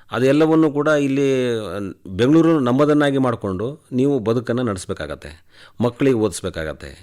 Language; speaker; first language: Kannada; native; Kannada